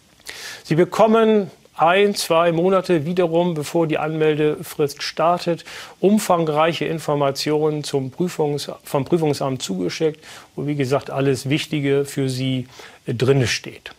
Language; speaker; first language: German; native; German